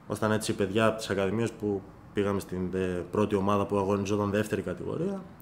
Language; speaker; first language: Greek; native; Greek